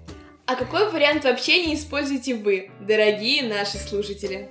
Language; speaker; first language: Russian; native; Russian